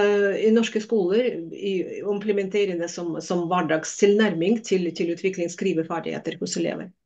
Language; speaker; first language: Norwegian; non-native, fluent; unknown